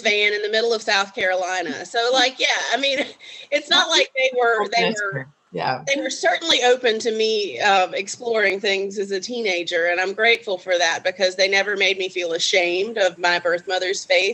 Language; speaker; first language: English; native; English